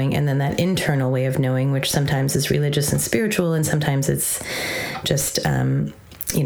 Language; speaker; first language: English; native; English